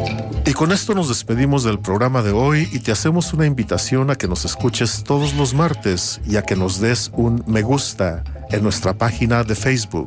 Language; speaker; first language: Spanish; native; Spanish